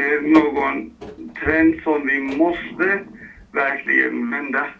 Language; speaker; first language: Swedish; non-native, fluent; Persian